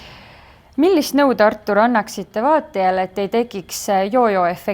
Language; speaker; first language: Estonian; native; Estonian